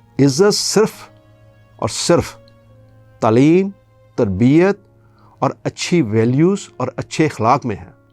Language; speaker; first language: Urdu; native; Urdu